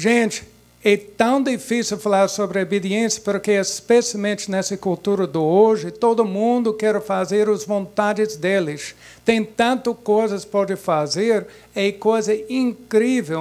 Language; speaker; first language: Portuguese; non-native, fluent; English